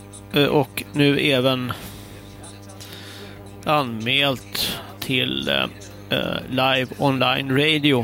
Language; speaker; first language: Swedish; native; Swedish